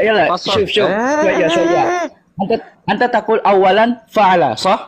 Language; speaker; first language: Arabic; non-native, learner; Indonesian